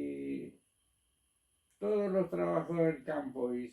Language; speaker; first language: Spanish; non-native, local second language; German